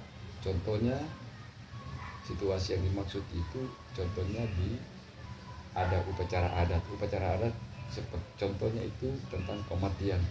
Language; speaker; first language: Indonesian; non-native, local second language; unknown